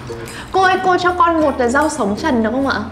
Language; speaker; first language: Vietnamese; native; Vietnamese